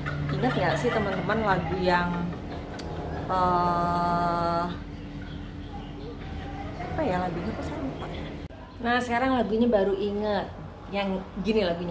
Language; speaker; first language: Indonesian; native; Indonesian